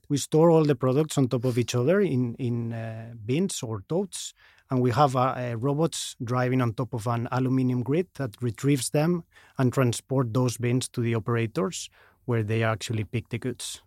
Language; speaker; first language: English; non-native, fluent; Spanish